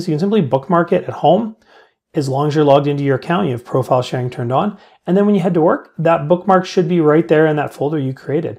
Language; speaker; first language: English; native; English